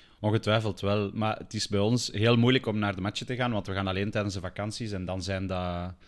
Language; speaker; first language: Dutch; early bilingual, other home language; Spanish